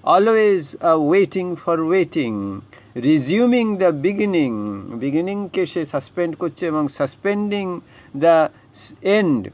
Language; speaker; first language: English; non-native, local second language; Bangla